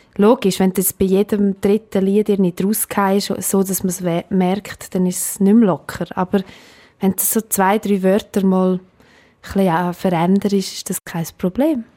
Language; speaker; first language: German; native; German